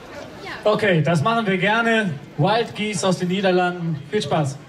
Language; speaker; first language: German; native; German